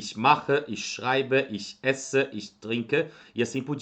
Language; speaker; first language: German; non-native, fluent; Portuguese